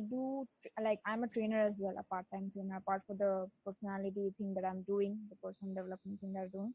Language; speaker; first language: English; non-native, local second language; Bangla